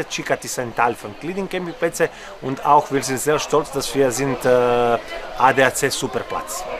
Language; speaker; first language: German; non-native, learner; Croatian